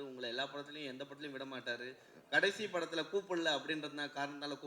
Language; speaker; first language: Tamil; native; Tamil